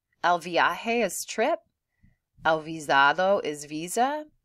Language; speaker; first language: English; native; English